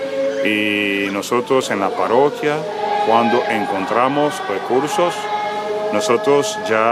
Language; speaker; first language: Spanish; non-native, fluent; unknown